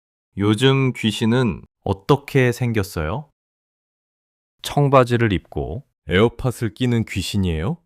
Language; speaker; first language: Korean; early bilingual, heritage; English